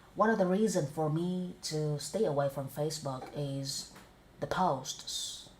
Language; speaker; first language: English; non-native, fluent; Vietnamese